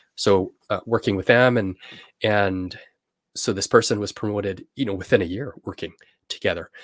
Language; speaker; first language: English; native; English